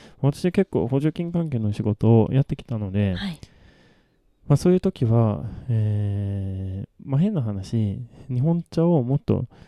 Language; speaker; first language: Japanese; non-native, fluent; Swedish